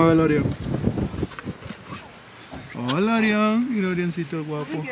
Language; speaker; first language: Spanish; native; Spanish